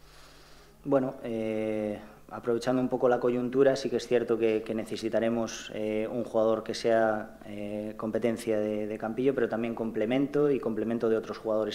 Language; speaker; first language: Spanish; native; Spanish